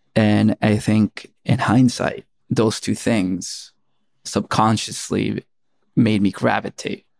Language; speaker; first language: English; early bilingual, other home language; Spanish